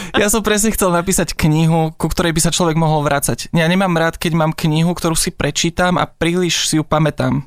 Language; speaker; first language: Slovak; native; Slovak